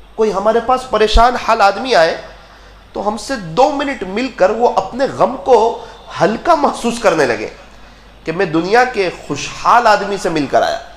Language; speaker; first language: Urdu; non-native, local second language; Gujarati